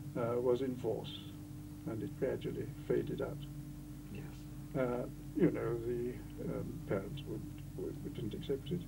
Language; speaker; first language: English; native; English